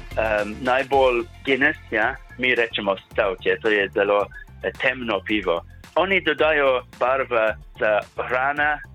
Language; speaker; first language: Slovenian; non-native, learner; English